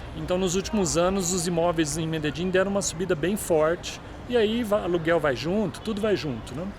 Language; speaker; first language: Portuguese; native; Portuguese